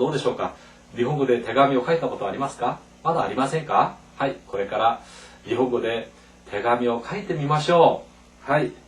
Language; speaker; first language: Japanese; non-native, fluent; Korean